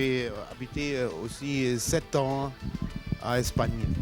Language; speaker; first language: French; non-native, learner; German